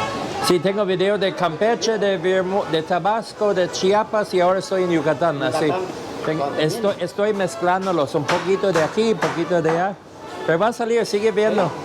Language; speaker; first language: Spanish; non-native, fluent; English